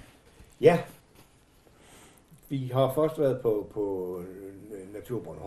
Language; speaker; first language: Danish; native; Danish